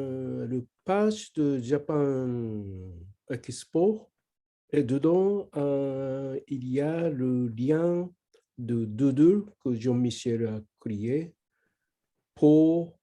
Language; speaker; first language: French; non-native, learner; Japanese